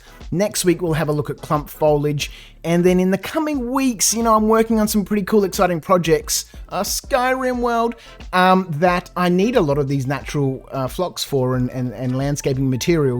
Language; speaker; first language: English; native; English